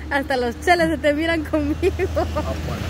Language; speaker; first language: Spanish; native; Spanish